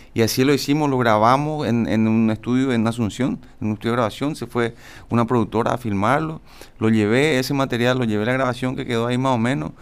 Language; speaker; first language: Spanish; native; Spanish